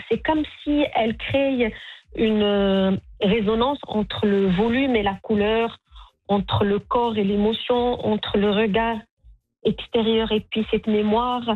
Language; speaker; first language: French; non-native, local second language; Arabic